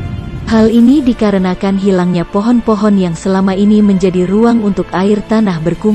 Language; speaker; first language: Indonesian; native; Indonesian